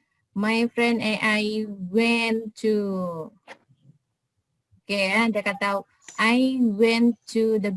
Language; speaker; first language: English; non-native, fluent; Indonesian